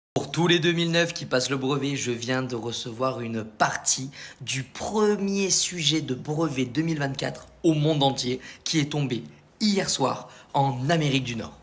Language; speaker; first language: French; native; French